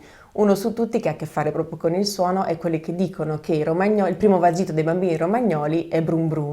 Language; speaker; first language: Italian; native; Italian